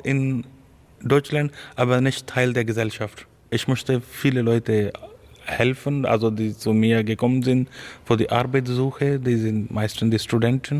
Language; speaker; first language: German; non-native, learner; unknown